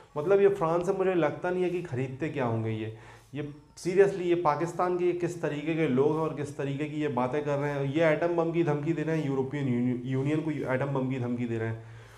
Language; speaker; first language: Hindi; native; Hindi